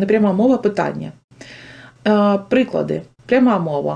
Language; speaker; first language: Ukrainian; native; Ukrainian